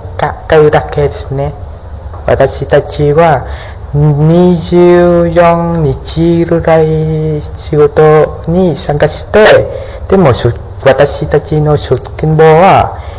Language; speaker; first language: Japanese; non-native, learner; Vietnamese